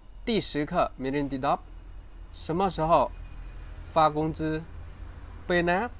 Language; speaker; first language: Chinese; non-native, fluent; Khmer